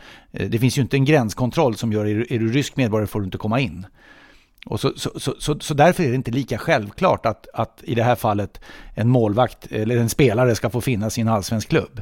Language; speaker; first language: Swedish; native; Swedish